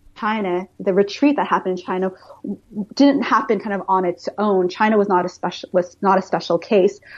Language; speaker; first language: English; native; English